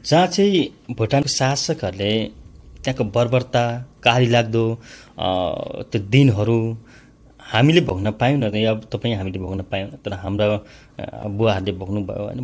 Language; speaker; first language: Nepali; native; Nepali